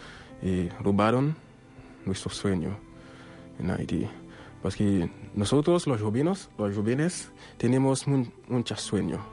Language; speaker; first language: Spanish; non-native, local second language; Haitian Creole